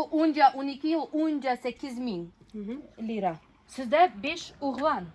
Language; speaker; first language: Turkish; non-native, learner; Russian